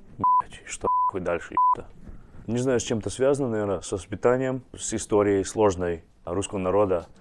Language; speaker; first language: Russian; non-native, fluent; English